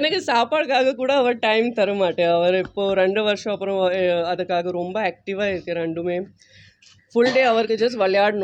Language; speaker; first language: Tamil; non-native, fluent; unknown